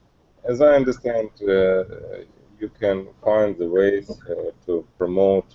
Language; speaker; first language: English; non-native, learner; Russian